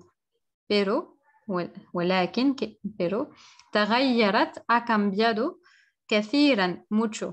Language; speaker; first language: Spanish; non-native, learner; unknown